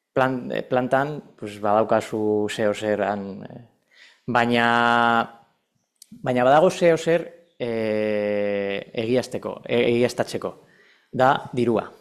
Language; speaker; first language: Basque; non-native, local second language; Spanish